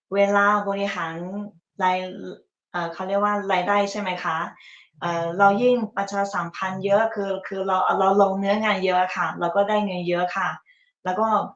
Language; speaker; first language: Thai; early bilingual, other home language; Chinese